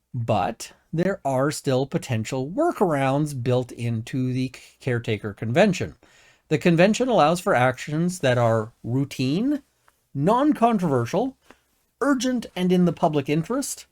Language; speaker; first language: English; native; English